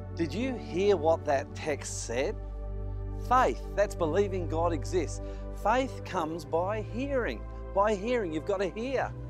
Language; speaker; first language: English; native; English